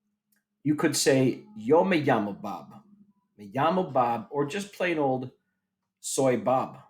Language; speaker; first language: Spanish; non-native, fluent; English